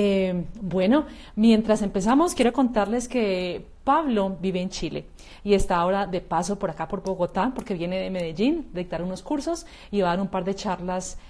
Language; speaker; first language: Spanish; native; Spanish